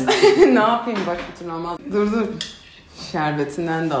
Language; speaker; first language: Turkish; native; Turkish